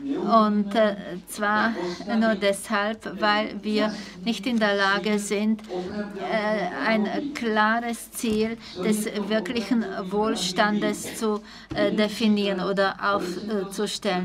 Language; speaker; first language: German; non-native, fluent; Czech